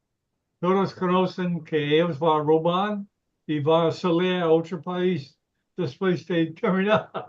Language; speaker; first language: Spanish; non-native, learner; English